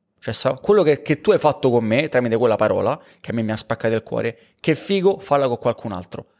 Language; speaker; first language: Italian; native; Italian